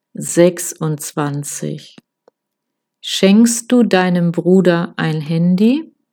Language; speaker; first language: German; non-native, fluent; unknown